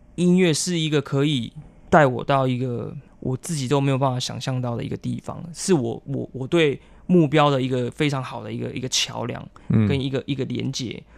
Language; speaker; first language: Chinese; non-native, local second language; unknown